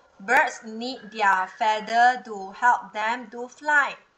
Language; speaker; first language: English; non-native, local second language; Chinese